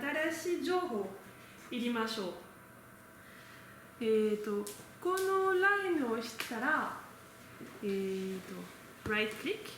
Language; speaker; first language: Japanese; non-native, learner; French